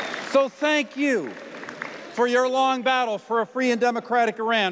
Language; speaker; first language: English; native; English